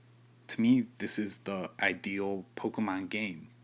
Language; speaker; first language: English; native; English